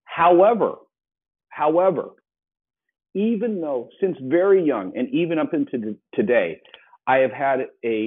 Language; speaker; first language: English; native; English